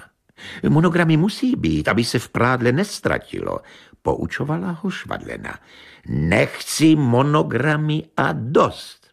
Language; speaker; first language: Czech; native; Czech